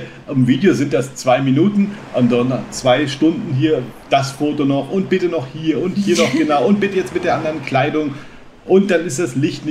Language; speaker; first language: German; native; German